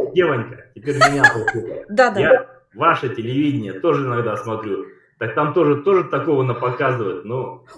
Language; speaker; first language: Russian; native; Russian